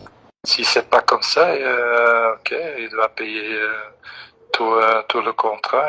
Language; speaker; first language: French; non-native, local second language; Dutch